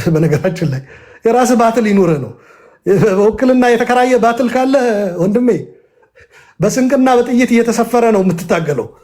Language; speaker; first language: Amharic; non-native, local second language; Tigrinya